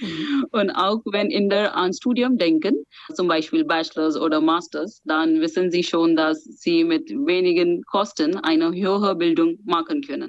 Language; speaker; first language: German; non-native, fluent; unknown